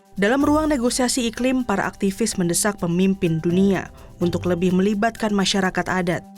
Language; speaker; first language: Indonesian; native; Indonesian